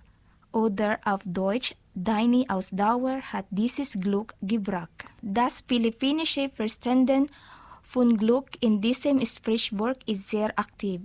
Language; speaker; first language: German; non-native, learner; Filipino